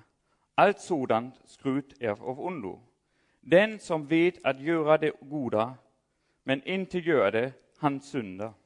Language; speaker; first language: Swedish; non-native, fluent; German